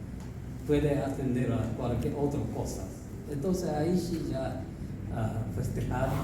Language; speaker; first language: Spanish; non-native, learner; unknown